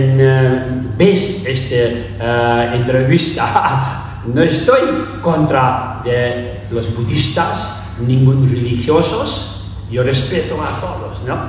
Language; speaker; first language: Spanish; non-native, learner; Tibetan